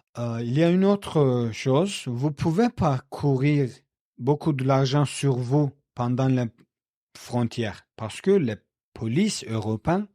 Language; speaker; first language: French; non-native, learner; Kurdish